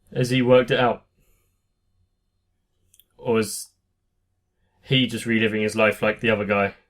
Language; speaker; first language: English; native; English